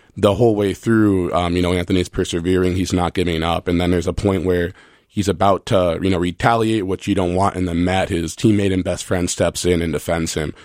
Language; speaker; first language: English; native; English